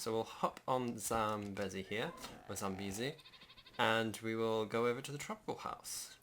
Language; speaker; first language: English; native; English